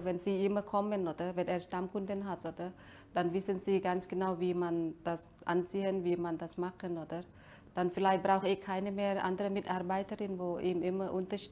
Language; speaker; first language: German; non-native, fluent; Thai